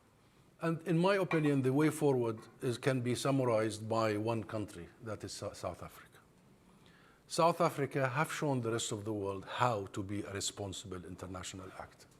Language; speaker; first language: English; non-native, fluent; Arabic